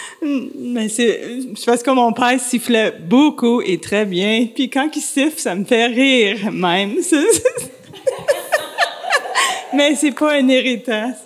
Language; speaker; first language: French; native; French